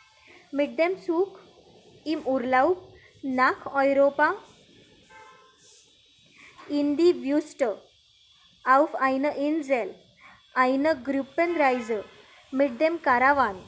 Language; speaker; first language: German; non-native, learner; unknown